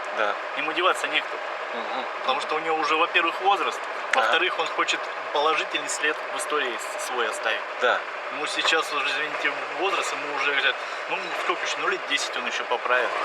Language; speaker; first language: Russian; native; Russian